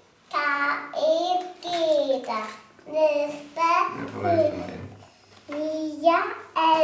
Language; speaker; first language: German; native; German